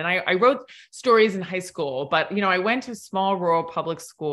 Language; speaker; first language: English; native; English